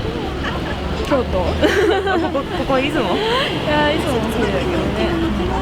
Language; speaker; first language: Japanese; native; Japanese